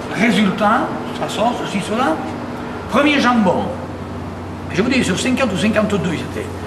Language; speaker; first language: French; native; French